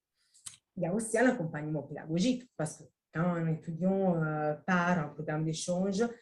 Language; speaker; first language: French; non-native, fluent; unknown